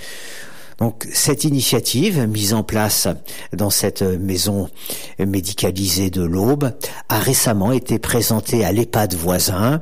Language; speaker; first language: French; native; French